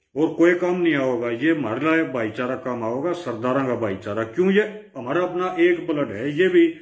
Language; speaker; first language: Hindi; native; Hindi